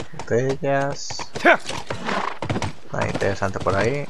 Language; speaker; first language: Spanish; native; Spanish